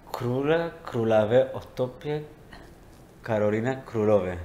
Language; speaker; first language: Polish; non-native, learner; Hebrew